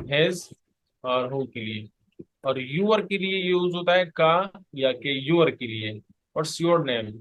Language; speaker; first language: Urdu; native; Urdu